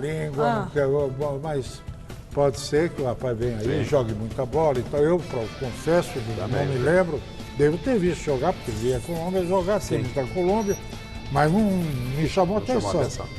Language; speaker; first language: Portuguese; native; Portuguese